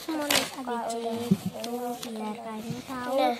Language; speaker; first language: Indonesian; native; Indonesian